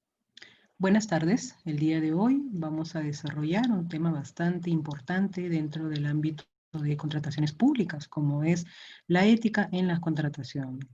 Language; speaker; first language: Spanish; native; Spanish